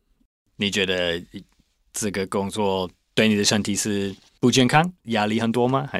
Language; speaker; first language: Chinese; non-native, learner; English